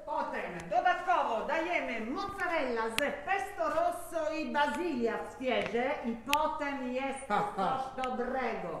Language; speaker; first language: Polish; non-native, fluent; Italian